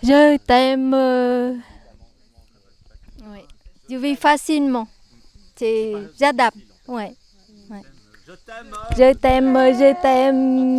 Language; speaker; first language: French; non-native, learner; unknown